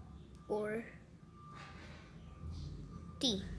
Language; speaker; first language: English; non-native, learner; Portuguese